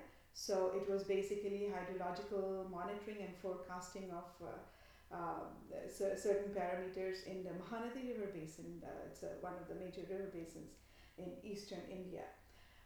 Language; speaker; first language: English; non-native, local second language; Bangla